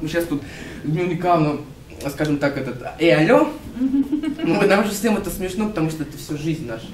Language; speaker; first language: Russian; native; Russian